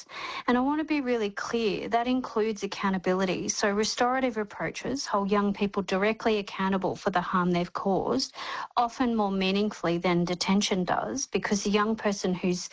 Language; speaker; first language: English; native; English